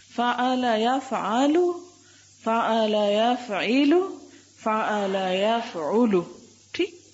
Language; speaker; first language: Urdu; native; Urdu